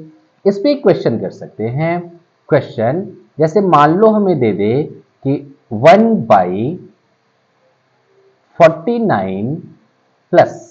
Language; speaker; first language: Hindi; native; Hindi